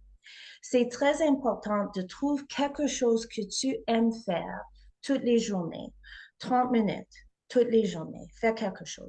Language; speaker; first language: French; non-native, learner; English